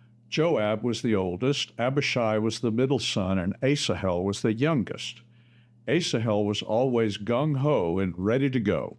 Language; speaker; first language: English; native; English